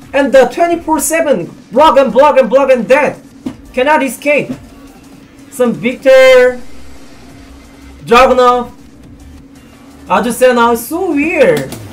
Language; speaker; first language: English; non-native, learner; Korean